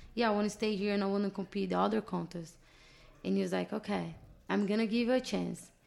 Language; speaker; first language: English; non-native, fluent; Portuguese